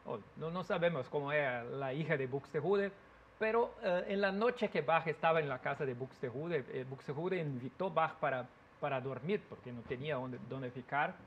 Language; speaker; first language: Spanish; non-native, learner; Portuguese